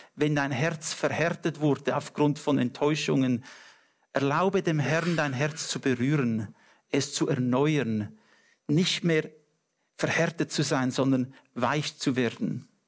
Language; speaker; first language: German; non-native, fluent; English